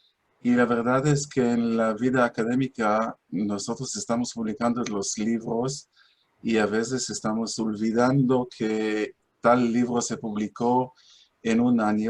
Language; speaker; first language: Spanish; non-native, fluent; Hebrew